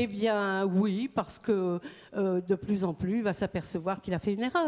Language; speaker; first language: French; native; French